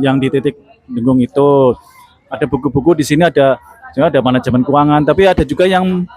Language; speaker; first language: Indonesian; native; Indonesian